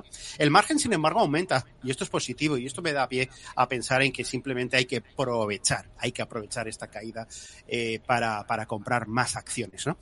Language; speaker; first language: Spanish; native; Spanish